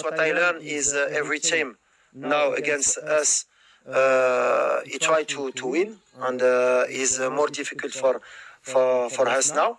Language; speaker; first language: English; non-native, learner; French